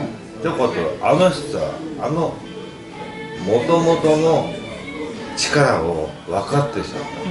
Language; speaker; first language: Japanese; native; Japanese